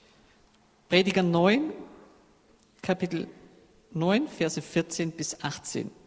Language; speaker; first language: German; native; German